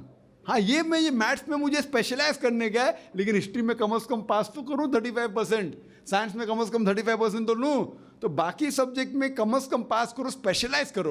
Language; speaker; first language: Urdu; non-native, fluent; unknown